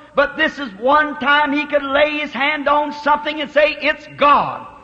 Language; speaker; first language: English; native; English